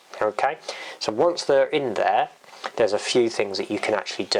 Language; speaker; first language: English; native; English